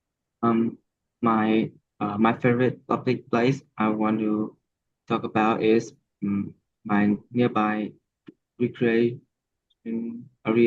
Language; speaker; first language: English; non-native, learner; Vietnamese